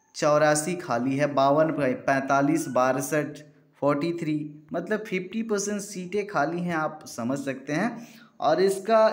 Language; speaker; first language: Hindi; native; Hindi